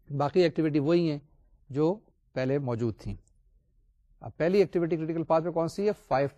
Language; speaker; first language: Urdu; native; Urdu